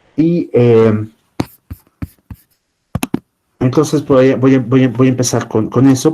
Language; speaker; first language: Spanish; native; Spanish